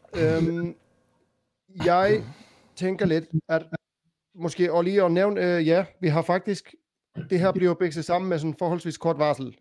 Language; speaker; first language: Danish; native; Danish